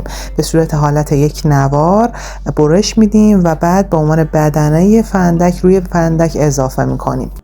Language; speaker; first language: Persian; native; Persian